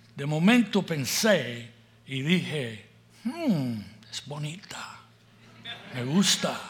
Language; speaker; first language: Spanish; native; Spanish